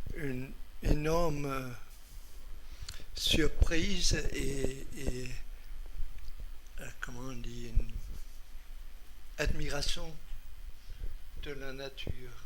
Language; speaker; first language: French; non-native, fluent; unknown